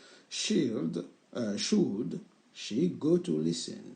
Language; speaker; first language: English; non-native, learner; French